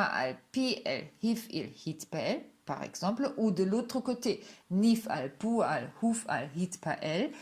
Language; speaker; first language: French; non-native, fluent; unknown